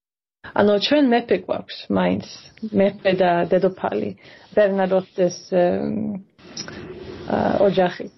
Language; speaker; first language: Georgian; early bilingual, heritage; Swedish